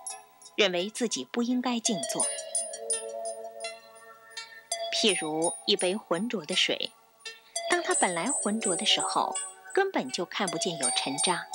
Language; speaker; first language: Chinese; native; Chinese